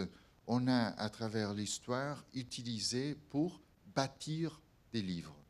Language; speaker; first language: French; non-native, fluent; Portuguese